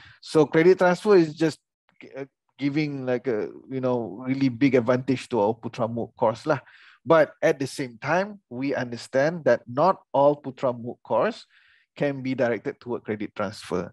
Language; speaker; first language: English; non-native, local second language; Malay